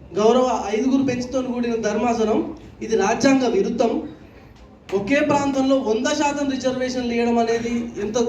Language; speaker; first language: Telugu; native; Telugu